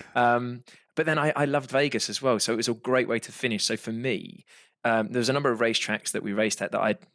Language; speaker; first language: English; native; English